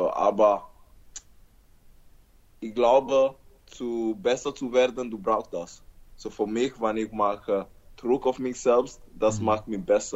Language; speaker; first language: German; non-native, learner; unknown